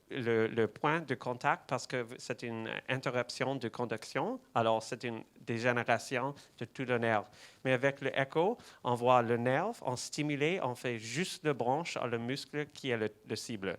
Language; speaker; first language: French; non-native, fluent; English